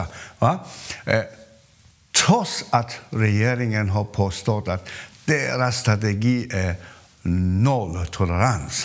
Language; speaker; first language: Swedish; non-native, fluent; Cantonese